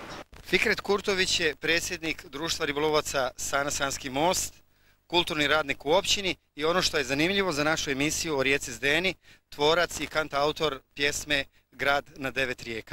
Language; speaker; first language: Bosnian; native; Bosnian